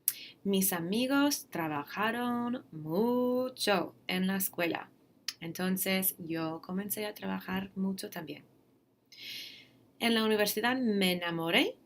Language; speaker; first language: Spanish; non-native, fluent; English